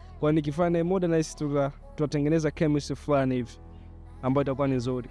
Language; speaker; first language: Swahili; native; Swahili